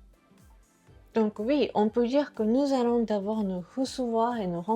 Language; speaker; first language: French; non-native, fluent; Japanese